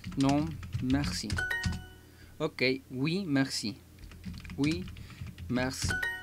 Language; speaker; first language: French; non-native, learner; Spanish